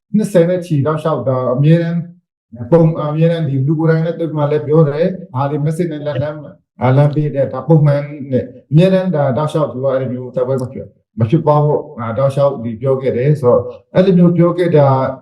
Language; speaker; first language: Burmese; non-native, local second language; Shwe Palaung